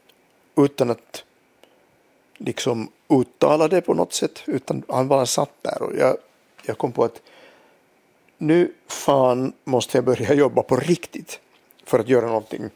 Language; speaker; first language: Swedish; non-native, local second language; Finnish